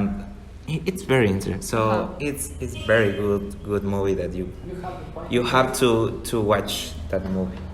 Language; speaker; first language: English; non-native, learner; Spanish